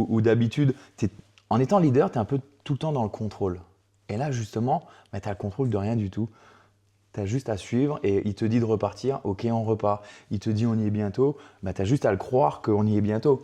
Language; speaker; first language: French; native; French